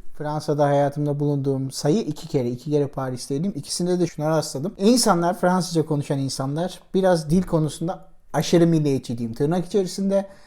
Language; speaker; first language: Turkish; native; Turkish